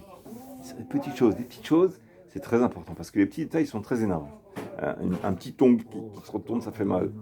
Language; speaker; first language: French; native; French